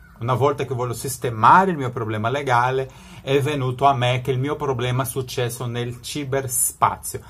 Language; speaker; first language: Italian; non-native, fluent; Spanish